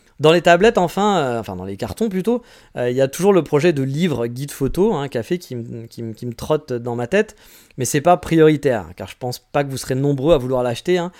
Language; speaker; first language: French; native; French